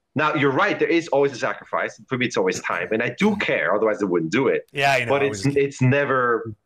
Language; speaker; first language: English; non-native, fluent; German